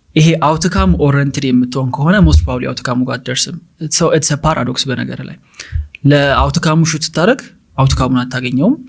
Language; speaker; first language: Amharic; native; Amharic